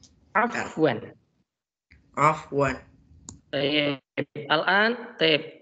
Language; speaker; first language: Arabic; non-native, fluent; Indonesian